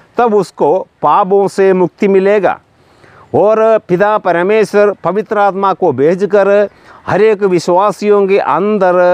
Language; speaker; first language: Hindi; non-native, local second language; Malayalam